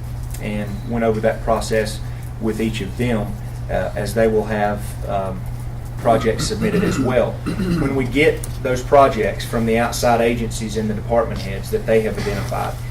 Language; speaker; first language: English; native; English